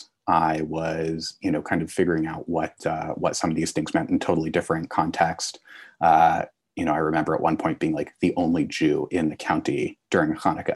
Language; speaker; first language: English; native; English